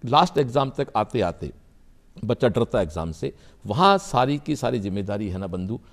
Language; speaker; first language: Hindi; native; Hindi